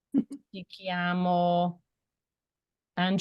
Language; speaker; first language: Italian; non-native, learner; English